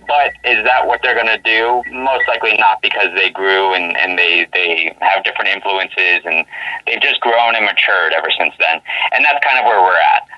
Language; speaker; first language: English; native; English